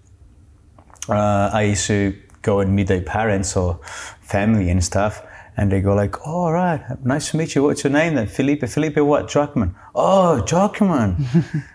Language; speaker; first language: English; non-native, fluent; Portuguese